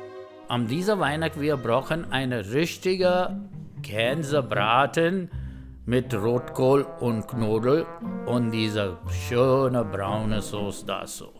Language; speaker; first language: German; non-native, learner; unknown